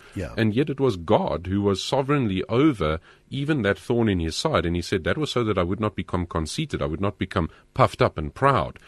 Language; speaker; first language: English; native; English